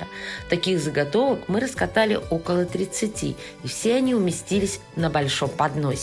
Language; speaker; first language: Russian; native; Russian